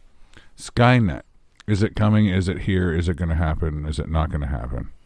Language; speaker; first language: English; native; English